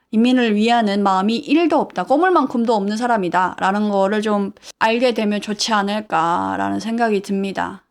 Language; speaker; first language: Korean; native; Korean